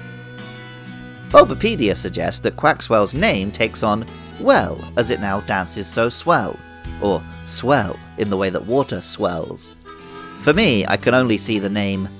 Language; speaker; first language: English; native; English